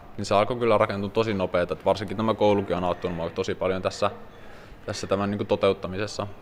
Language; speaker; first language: Finnish; native; Finnish